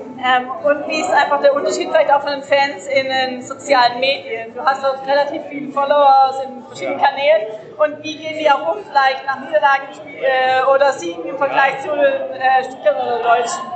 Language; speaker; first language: German; native; German